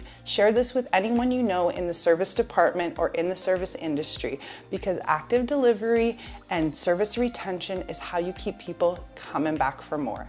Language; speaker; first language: English; native; English